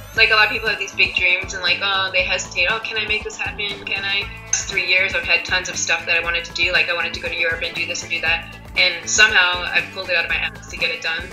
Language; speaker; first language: English; native; English